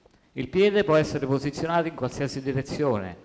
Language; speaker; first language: Italian; native; Italian